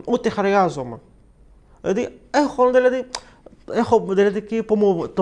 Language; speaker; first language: Greek; non-native, learner; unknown